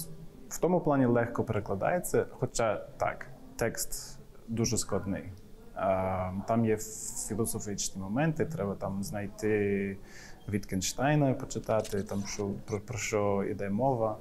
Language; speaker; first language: Ukrainian; non-native, fluent; English